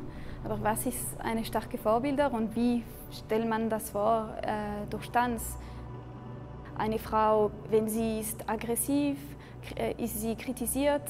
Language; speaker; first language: German; non-native, local second language; French